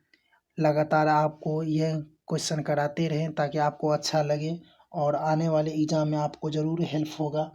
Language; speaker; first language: Hindi; native; Hindi